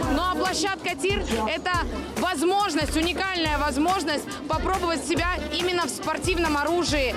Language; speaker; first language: Russian; native; Russian